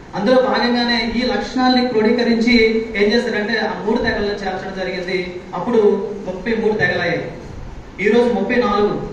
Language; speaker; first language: Telugu; non-native, local second language; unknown